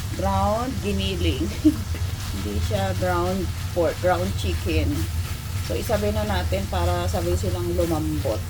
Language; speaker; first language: Filipino; native; Filipino